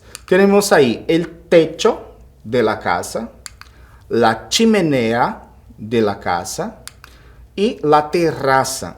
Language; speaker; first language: Spanish; non-native, fluent; Portuguese